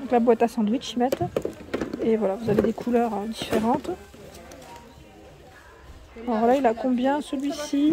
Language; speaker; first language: French; native; French